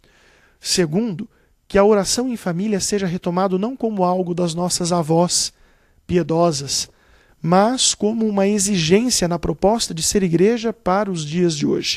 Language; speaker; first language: Portuguese; native; Portuguese